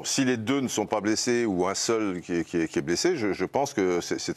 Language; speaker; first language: French; native; French